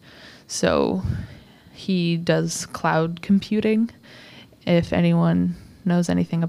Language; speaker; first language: English; native; English